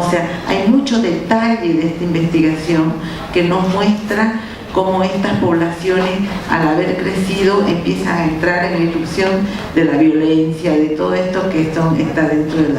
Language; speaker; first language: Spanish; native; Spanish